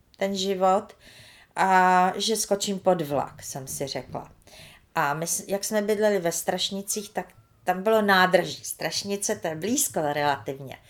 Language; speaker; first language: Czech; early bilingual, other home language; Romanian